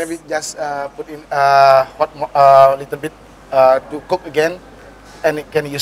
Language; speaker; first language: English; non-native, learner; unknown